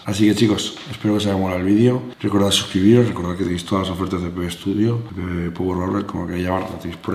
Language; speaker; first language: Spanish; native; Spanish